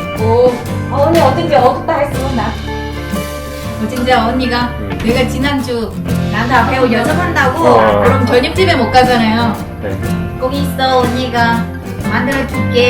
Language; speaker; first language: Korean; non-native, fluent; Vietnamese